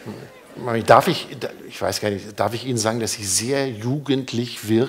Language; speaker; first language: German; native; German